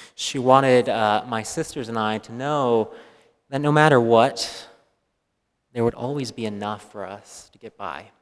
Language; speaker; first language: English; native; English